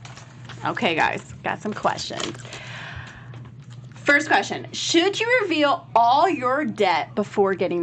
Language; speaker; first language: English; native; English